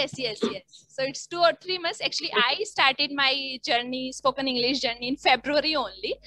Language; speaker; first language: English; non-native, learner; Hindi